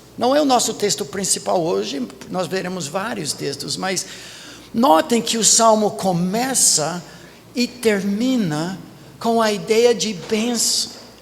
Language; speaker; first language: Portuguese; non-native, fluent; English